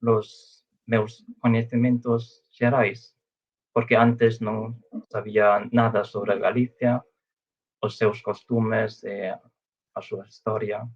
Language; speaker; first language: Galician; non-native, fluent; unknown